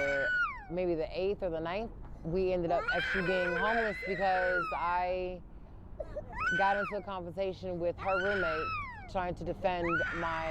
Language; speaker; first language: English; native; English